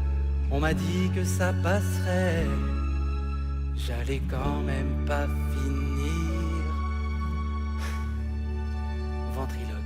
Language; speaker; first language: French; native; French